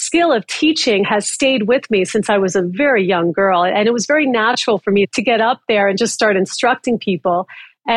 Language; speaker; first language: English; native; English